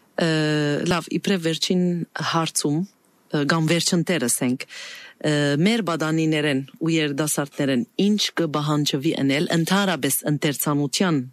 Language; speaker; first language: Armenian; native; Armenian